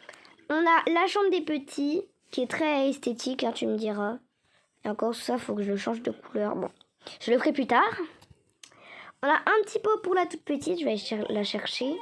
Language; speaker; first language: French; native; French